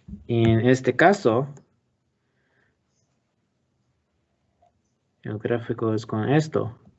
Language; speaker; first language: Spanish; non-native, learner; English